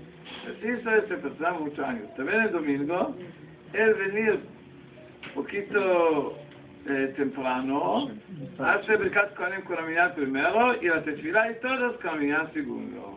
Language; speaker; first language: Spanish; non-native, learner; Hebrew